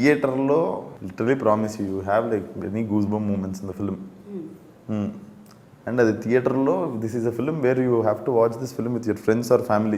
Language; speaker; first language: Telugu; native; Telugu